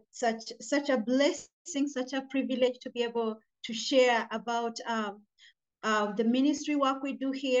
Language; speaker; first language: English; non-native, local second language; Luyia